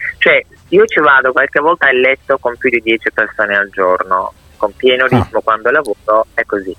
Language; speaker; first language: Italian; non-native, fluent; Turkish